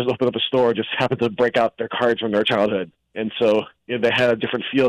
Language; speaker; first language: English; native; English